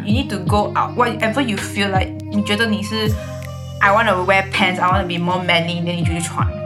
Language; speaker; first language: English; non-native, local second language; Chinese